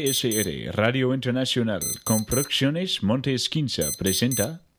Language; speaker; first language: Spanish; non-native, learner; English